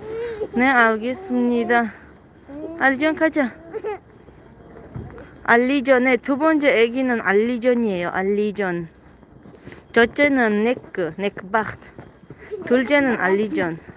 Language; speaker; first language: Korean; non-native, learner; Tajik